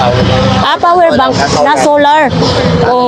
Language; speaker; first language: Filipino; native; Filipino